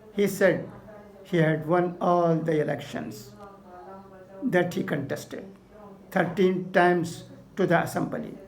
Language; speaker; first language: English; non-native, local second language; Urdu